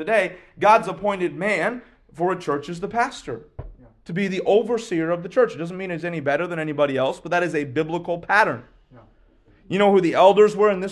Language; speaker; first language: English; native; English